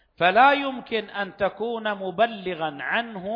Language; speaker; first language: Arabic; native; Arabic